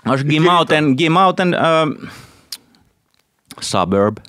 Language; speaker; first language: Lithuanian; non-native, fluent; Finnish